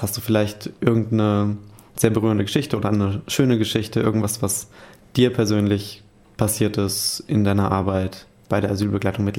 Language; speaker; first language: German; native; German